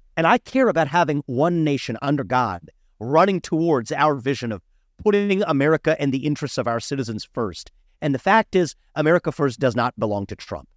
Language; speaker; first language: English; early bilingual, other home language; Hindi